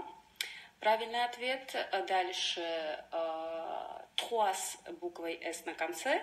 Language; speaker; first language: Russian; native; Russian